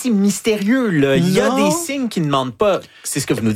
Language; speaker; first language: French; native; French